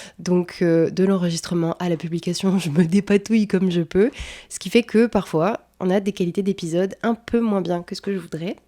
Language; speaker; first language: French; native; French